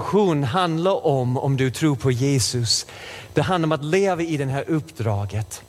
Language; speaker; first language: Swedish; non-native, fluent; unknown